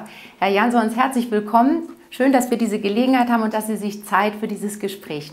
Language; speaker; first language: German; native; German